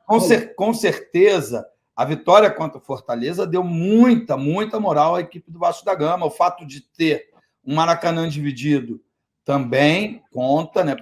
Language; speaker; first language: Portuguese; native; Portuguese